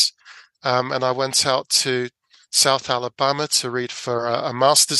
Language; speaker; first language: English; native; English